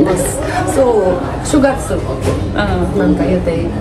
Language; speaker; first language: Japanese; non-native, fluent; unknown